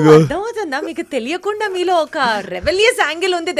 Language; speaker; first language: Telugu; native; Telugu